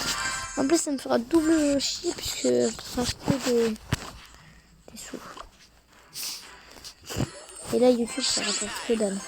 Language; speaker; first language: French; native; French